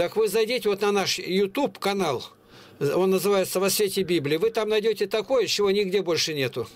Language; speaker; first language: Russian; native; Russian